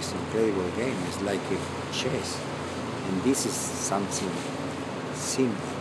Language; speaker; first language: English; non-native, fluent; Spanish